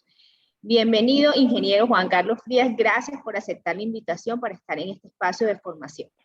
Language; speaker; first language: Spanish; native; Spanish